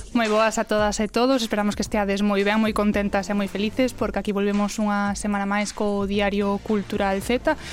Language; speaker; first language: Galician; native; Galician